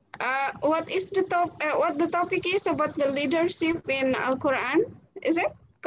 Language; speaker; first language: English; non-native, fluent; Indonesian